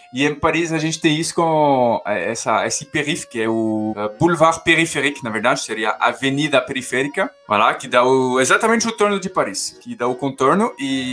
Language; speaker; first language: Portuguese; non-native, fluent; French